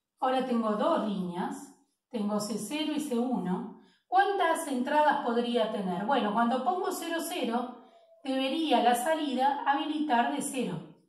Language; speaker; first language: Spanish; native; Spanish